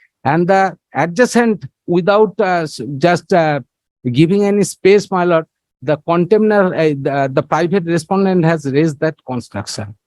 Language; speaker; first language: English; non-native, local second language; Bangla